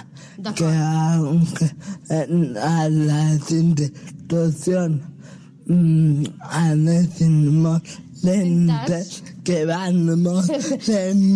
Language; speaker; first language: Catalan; non-native, local second language; Spanish